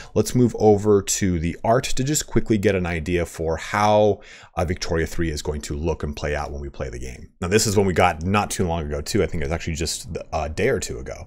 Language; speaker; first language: English; native; English